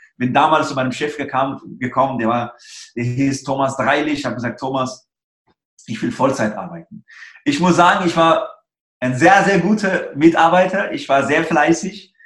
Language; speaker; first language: German; early bilingual, other home language; Persian